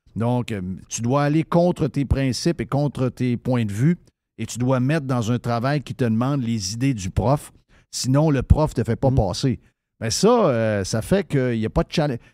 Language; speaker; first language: French; native; French